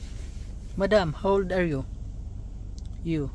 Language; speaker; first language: English; non-native, learner; Filipino